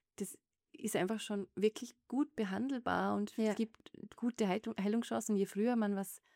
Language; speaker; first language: German; native; German